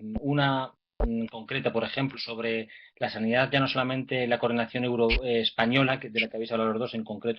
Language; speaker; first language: Spanish; native; Spanish